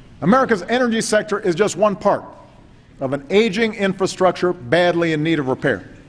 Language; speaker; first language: English; native; English